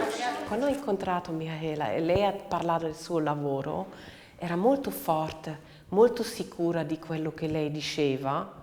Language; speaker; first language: Italian; non-native, fluent; German